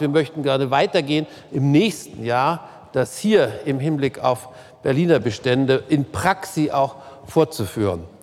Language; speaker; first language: German; native; German